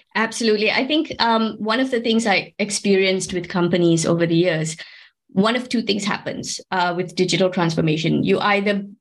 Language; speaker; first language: English; non-native, local second language; Tamil